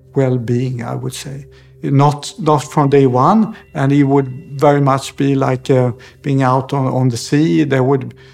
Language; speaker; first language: English; non-native, fluent; Swedish